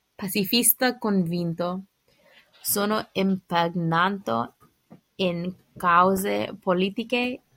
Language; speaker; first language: Italian; non-native, learner; English